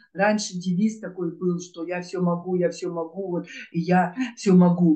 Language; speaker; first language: Russian; native; Russian